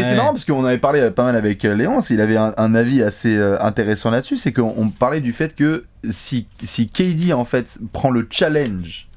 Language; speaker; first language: French; native; French